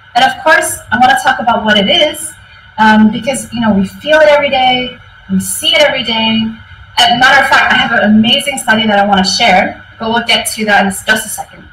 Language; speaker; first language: English; native; English